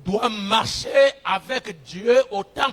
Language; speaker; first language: French; non-native, local second language; Lingala